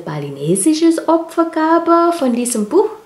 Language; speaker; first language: German; non-native, fluent; Indonesian